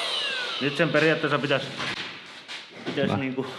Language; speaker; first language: Finnish; native; Finnish